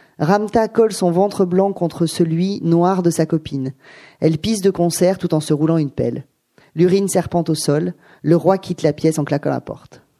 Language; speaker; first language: French; native; French